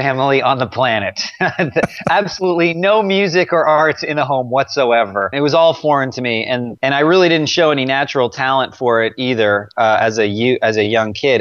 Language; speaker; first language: English; native; English